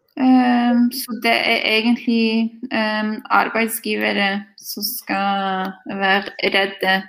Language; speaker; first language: Norwegian; non-native, fluent; Polish